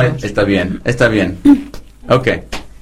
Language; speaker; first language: Spanish; non-native, fluent; English